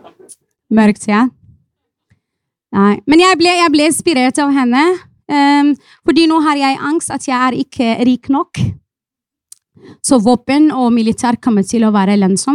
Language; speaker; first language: Norwegian; non-native, fluent; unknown